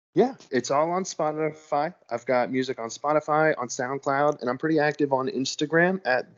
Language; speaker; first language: English; native; English